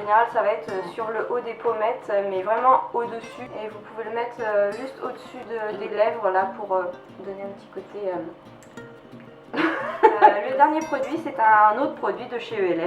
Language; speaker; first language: French; native; French